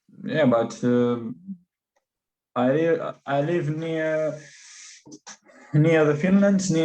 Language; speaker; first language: English; non-native, learner; Russian